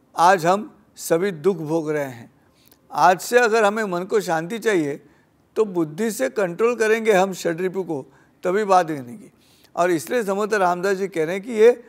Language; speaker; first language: Hindi; non-native, local second language; Marathi